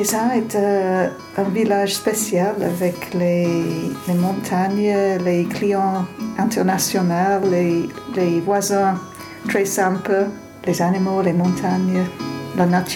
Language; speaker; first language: French; non-native, learner; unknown